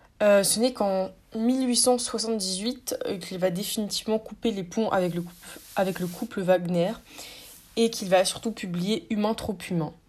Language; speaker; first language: French; native; French